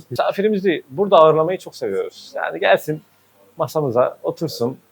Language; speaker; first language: Turkish; native; Turkish